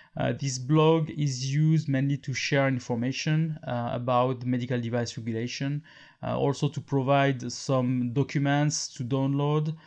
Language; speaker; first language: English; non-native, fluent; French